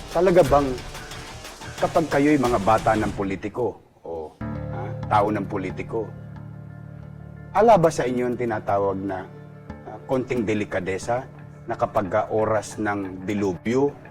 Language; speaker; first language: Filipino; native; Filipino